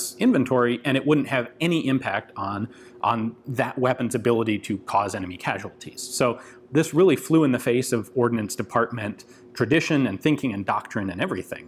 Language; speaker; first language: English; native; English